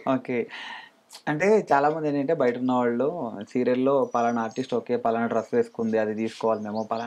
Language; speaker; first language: Telugu; native; Telugu